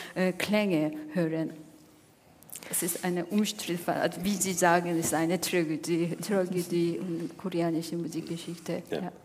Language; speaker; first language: German; non-native, fluent; Korean